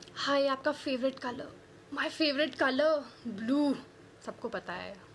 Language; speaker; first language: Hindi; native; Hindi